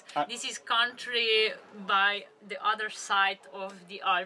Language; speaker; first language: English; non-native, learner; Slovenian